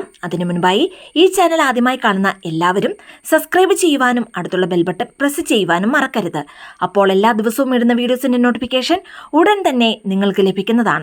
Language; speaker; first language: Malayalam; native; Malayalam